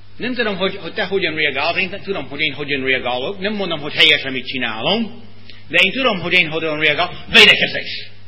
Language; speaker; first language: Hungarian; non-native, fluent; English